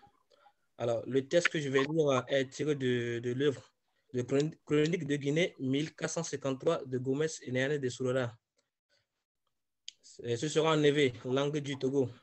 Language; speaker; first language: French; non-native, local second language; Ewe